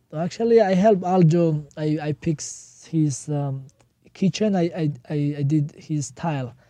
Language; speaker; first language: English; non-native, learner; Georgian